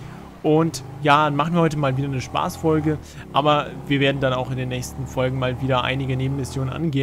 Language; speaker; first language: German; native; German